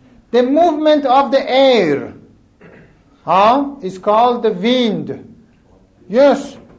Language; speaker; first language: English; non-native, fluent; Persian